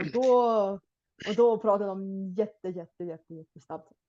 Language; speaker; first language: Swedish; non-native, fluent; Bulgarian